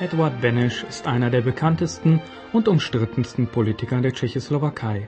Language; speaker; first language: German; native; German